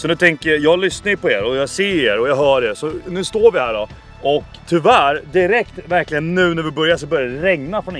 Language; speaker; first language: Swedish; native; Swedish